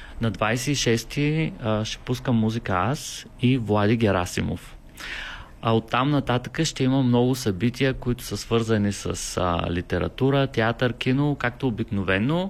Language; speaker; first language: Bulgarian; native; Bulgarian